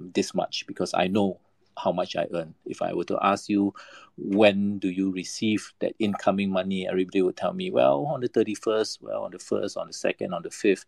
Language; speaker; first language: English; non-native, local second language; Malay